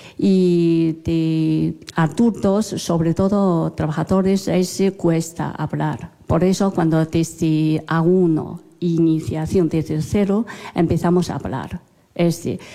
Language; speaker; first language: Spanish; non-native, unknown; Chinese